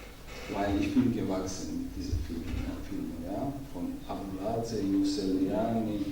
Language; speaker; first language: German; non-native, learner; Georgian